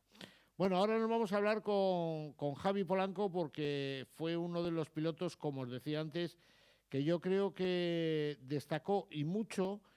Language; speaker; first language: Spanish; native; Spanish